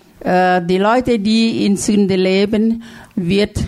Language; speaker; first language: German; non-native, fluent; Thai